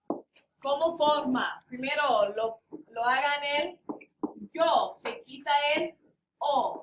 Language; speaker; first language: Spanish; non-native, fluent; English